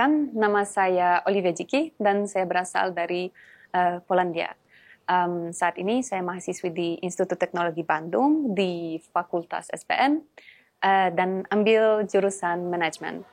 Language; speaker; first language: Indonesian; non-native, fluent; Polish